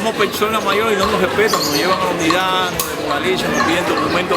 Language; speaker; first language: Spanish; native; Spanish